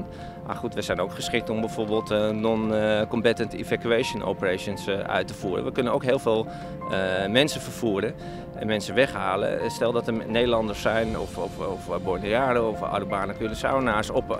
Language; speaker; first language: Dutch; native; Dutch